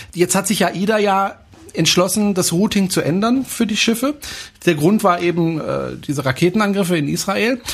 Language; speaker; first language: German; non-native, fluent; French